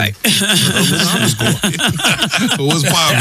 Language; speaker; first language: English; native; English